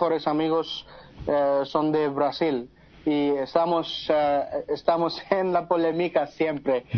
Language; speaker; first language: Spanish; non-native, fluent; Bangla